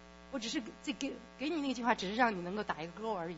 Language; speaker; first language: Chinese; native; Chinese